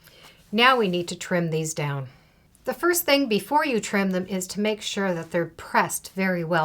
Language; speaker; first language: English; native; English